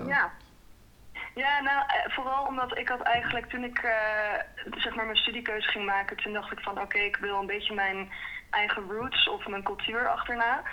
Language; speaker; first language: Dutch; early bilingual, heritage; Dutch